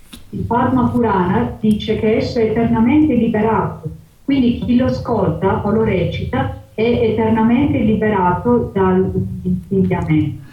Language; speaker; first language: Italian; native; Italian